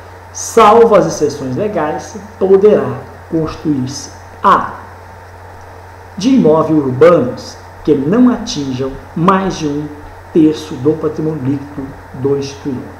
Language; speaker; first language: Portuguese; native; Portuguese